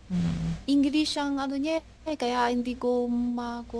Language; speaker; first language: Filipino; non-native, learner; Chinese